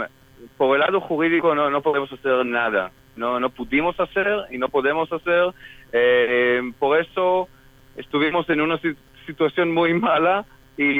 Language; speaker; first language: Spanish; non-native, fluent; Hebrew